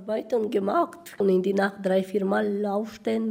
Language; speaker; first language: German; non-native, learner; Polish